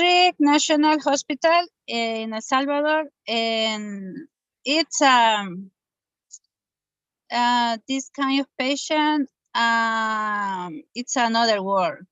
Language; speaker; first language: English; non-native, learner; Spanish